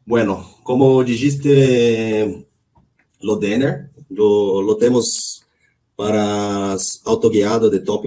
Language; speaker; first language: Spanish; non-native, learner; Portuguese